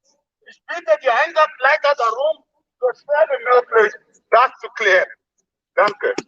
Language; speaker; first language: German; non-native, fluent; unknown